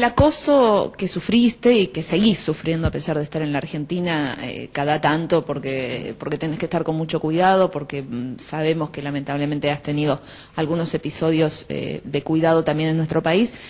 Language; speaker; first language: Spanish; native; Spanish